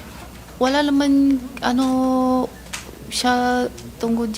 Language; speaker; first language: Filipino; non-native, learner; Chinese